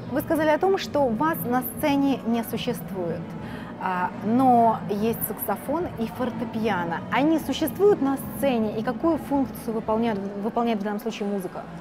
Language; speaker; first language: Russian; native; Russian